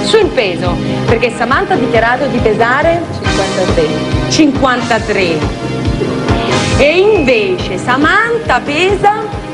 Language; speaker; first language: Italian; native; Italian